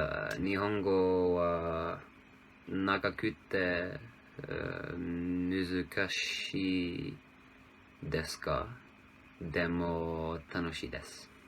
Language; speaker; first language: Japanese; non-native, learner; English